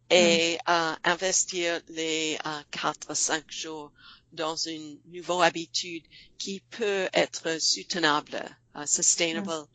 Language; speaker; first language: French; non-native, fluent; English